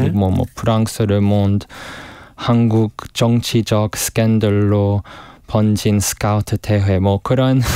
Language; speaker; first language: Korean; non-native, fluent; English